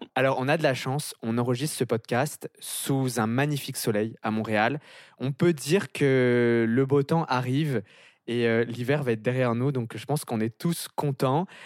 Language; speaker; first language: French; native; French